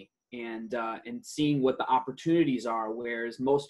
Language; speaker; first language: English; early bilingual, other home language; Aramaic